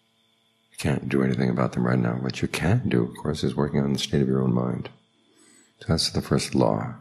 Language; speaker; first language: English; native; English